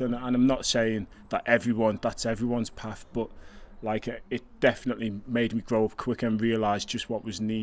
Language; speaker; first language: English; native; English